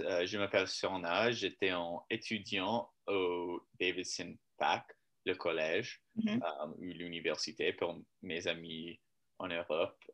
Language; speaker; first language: French; non-native, learner; English